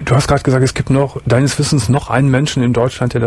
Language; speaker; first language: German; native; German